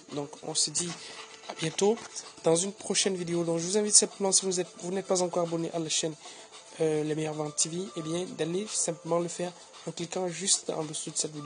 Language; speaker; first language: French; native; French